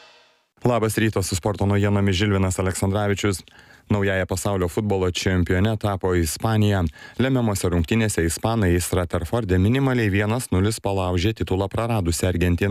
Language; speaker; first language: Lithuanian; native; Lithuanian